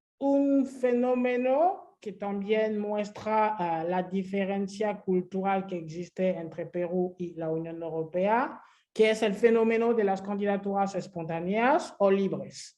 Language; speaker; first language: Spanish; non-native, fluent; French